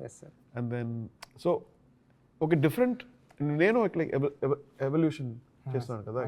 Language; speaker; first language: Telugu; non-native, learner; Tamil